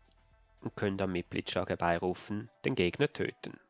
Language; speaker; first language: German; native; German